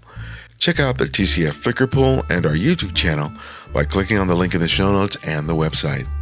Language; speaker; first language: English; native; English